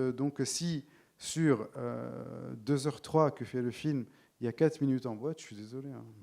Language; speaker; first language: French; non-native, local second language; Arabic